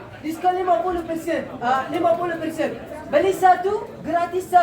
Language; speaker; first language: Indonesian; non-native, learner; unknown